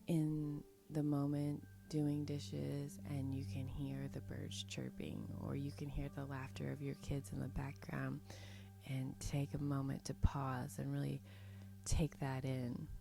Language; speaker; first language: English; native; English